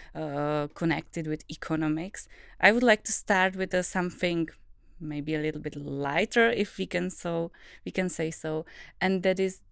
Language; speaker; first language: English; non-native, fluent; Czech